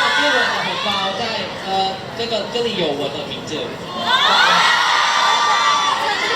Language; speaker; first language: Chinese; non-native, learner; Thai